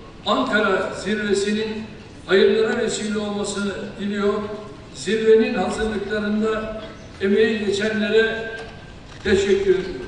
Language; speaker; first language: Turkish; native; Turkish